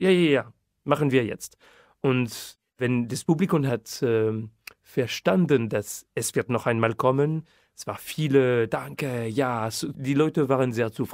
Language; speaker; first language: German; non-native, fluent; French